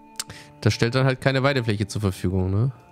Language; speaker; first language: German; native; German